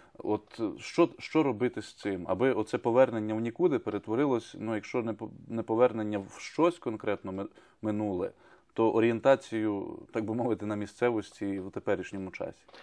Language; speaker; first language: Ukrainian; native; Ukrainian